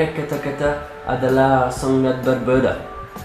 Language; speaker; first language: Indonesian; non-native, learner; French